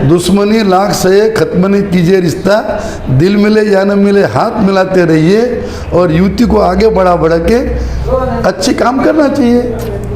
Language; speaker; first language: Hindi; non-native, local second language; Marathi